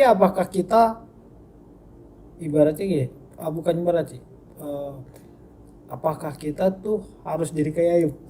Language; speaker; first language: Indonesian; native; Indonesian